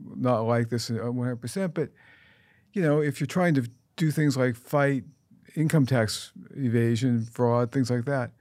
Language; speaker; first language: English; native; English